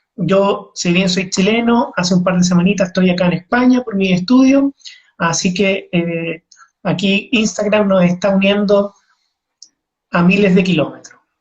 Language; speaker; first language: Spanish; native; Spanish